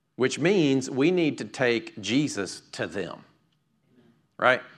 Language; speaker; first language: English; native; English